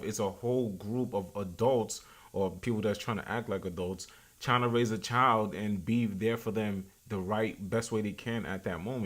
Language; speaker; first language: English; native; English